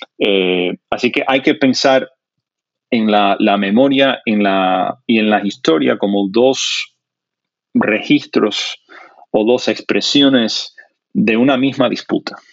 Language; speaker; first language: Spanish; non-native, fluent; English